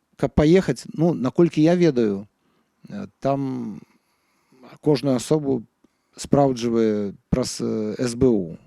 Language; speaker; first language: Belarusian; non-native, local second language; Russian